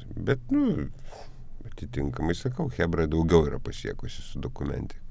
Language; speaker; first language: Lithuanian; native; Lithuanian